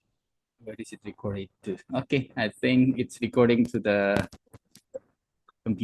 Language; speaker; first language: English; non-native, fluent; Indonesian